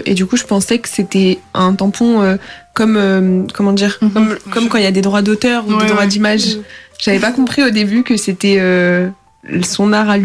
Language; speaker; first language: French; native; French